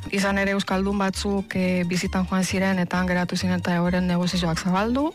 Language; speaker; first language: Basque; non-native, fluent; Romanian